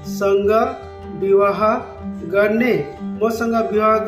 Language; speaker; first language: Nepali; non-native, fluent; Bangla